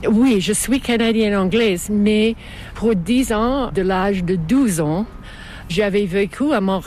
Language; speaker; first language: French; non-native, fluent; English